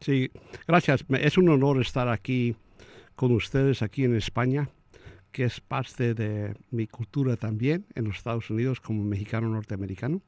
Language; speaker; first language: Spanish; early bilingual, heritage; Spanish